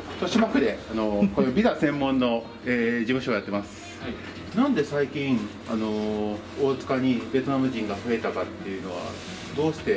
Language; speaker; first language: Japanese; native; Japanese